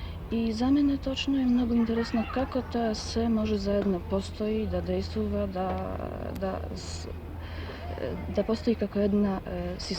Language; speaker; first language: Macedonian; non-native, fluent; Polish